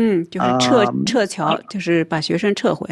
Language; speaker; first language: Chinese; native; Chinese